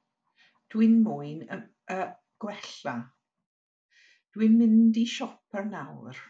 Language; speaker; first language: Welsh; non-native, learner; English